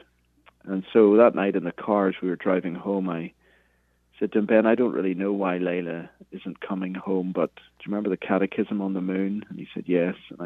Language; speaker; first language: English; native; English